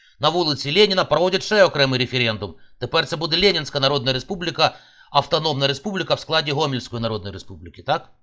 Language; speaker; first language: Ukrainian; native; Ukrainian